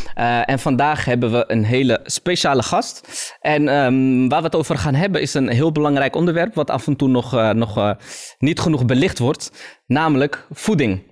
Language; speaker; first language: Dutch; early bilingual, other home language; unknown